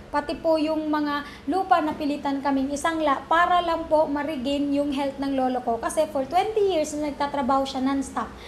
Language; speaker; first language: Filipino; non-native, local second language; Cebuano